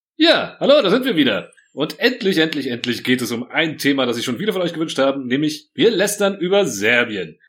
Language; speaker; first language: German; early bilingual, other home language; Croatian